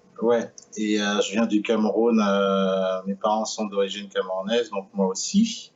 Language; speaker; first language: French; native; French